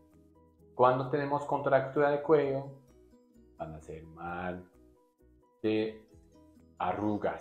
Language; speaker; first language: Spanish; non-native, learner; Japanese